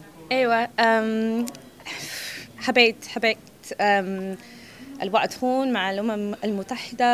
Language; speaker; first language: Arabic; non-native, fluent; English